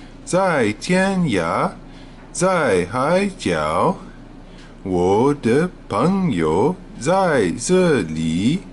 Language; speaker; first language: Chinese; non-native, learner; English